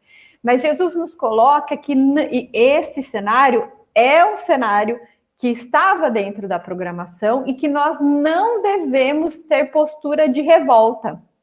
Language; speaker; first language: Portuguese; native; Portuguese